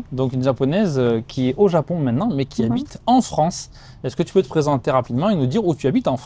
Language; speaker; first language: French; native; French